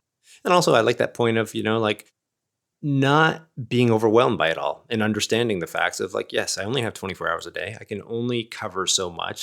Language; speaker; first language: English; native; English